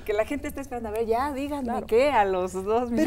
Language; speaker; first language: Spanish; native; Spanish